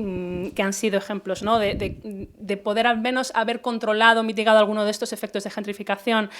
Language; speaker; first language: Spanish; native; Spanish